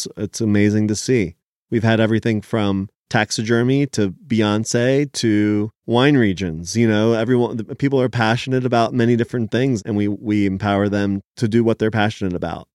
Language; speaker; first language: English; early bilingual, other home language; Hebrew